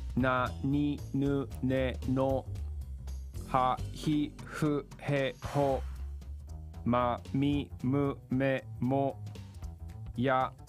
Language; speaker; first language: Japanese; non-native, fluent; English